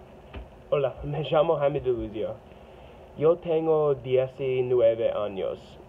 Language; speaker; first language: Spanish; non-native, learner; English